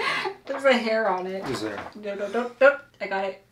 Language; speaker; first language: English; native; English